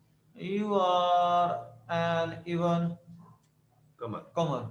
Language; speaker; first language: English; non-native, learner; Urdu